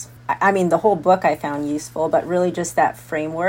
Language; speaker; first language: English; native; English